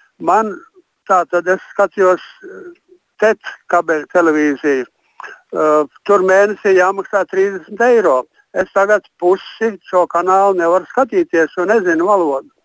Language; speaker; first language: Latvian; non-native, local second language; Russian